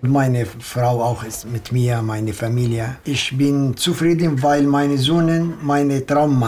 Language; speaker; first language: German; non-native, learner; Arabic